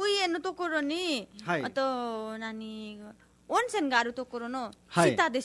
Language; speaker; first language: Japanese; non-native, learner; Nepali